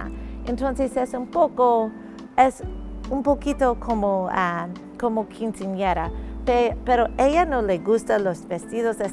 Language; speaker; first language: Spanish; non-native, fluent; English